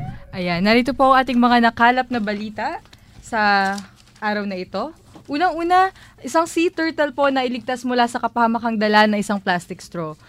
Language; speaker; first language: Filipino; native; Filipino